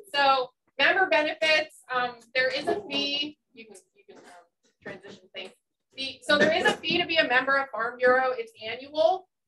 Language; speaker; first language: English; native; English